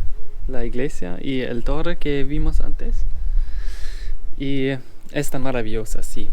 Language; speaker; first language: Spanish; non-native, fluent; German